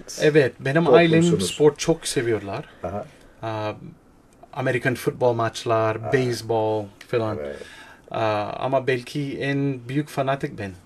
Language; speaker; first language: Turkish; non-native, learner; English